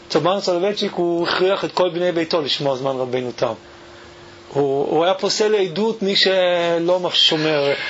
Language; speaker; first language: Hebrew; early bilingual, other home language; English